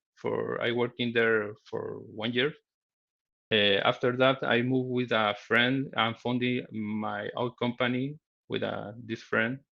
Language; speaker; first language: English; non-native, learner; Spanish